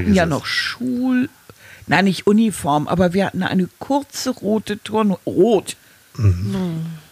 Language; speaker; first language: German; native; German